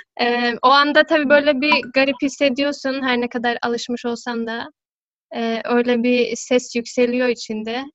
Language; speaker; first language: Turkish; early bilingual, heritage; Turkish